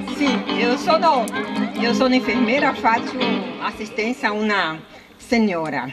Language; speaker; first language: Italian; non-native, learner; Portuguese